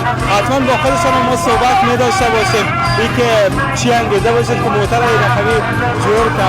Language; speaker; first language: Persian; native; Persian